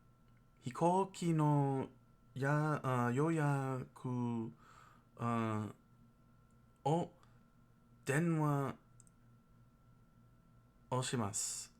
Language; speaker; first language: Japanese; non-native, learner; English